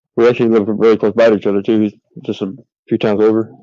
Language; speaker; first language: English; native; English